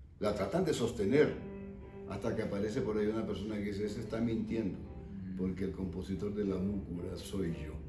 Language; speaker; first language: Spanish; native; Spanish